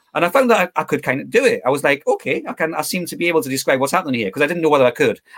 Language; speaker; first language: English; native; English